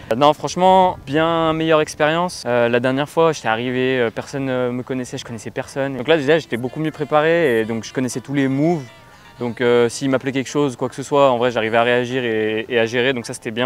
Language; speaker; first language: French; native; French